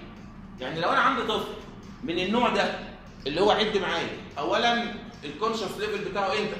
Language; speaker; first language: Arabic; native; Arabic